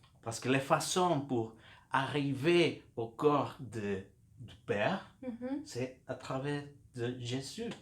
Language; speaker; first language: French; non-native, fluent; Spanish